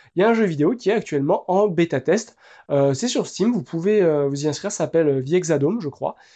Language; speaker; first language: French; native; French